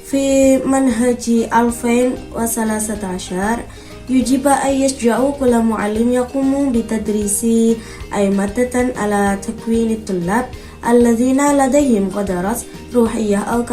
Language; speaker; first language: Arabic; non-native, learner; Indonesian